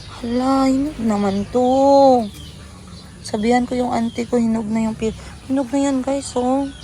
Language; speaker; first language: Filipino; non-native, local second language; Hiligaynon